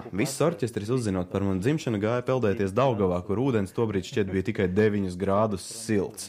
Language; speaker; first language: Latvian; native; Latvian